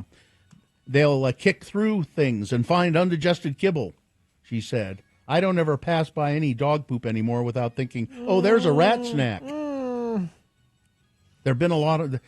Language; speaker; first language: English; native; English